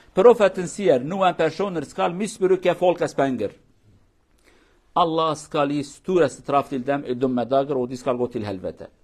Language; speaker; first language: Norwegian; non-native, learner; Kurdish